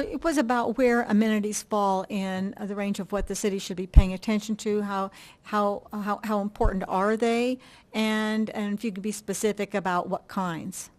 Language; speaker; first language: English; native; English